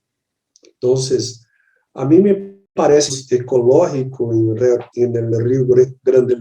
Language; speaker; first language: Spanish; non-native, learner; Portuguese